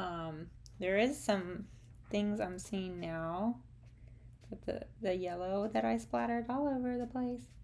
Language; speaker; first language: English; native; English